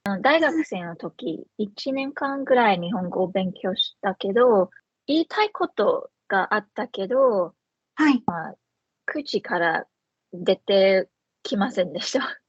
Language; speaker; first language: Japanese; non-native, fluent; English